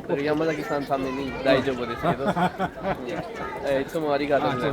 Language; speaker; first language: Japanese; non-native, learner; Punjabi